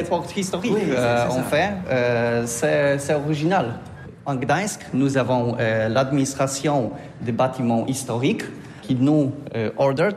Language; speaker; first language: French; non-native, learner; Polish